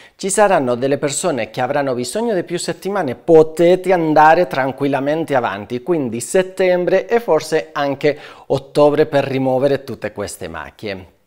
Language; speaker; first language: Italian; non-native, fluent; Spanish